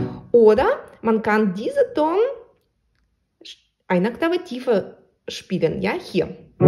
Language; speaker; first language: German; non-native, learner; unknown